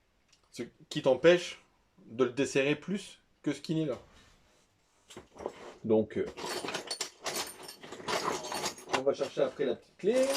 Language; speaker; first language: French; native; French